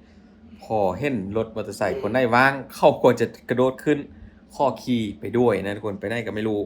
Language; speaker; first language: Thai; non-native, local second language; Lao